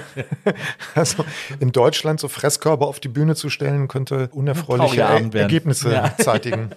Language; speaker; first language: German; native; German